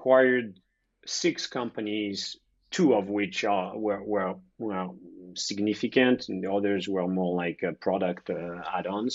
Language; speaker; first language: English; non-native, fluent; French